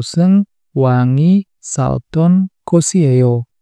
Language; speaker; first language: Korean; non-native, fluent; Indonesian